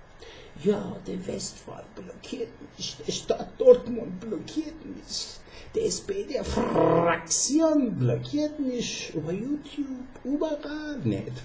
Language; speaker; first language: German; non-native, fluent; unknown